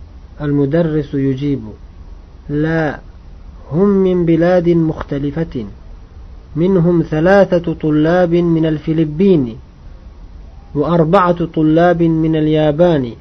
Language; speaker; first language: Arabic; non-native, fluent; Uzbek